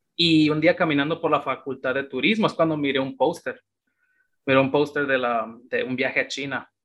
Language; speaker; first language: Spanish; native; Spanish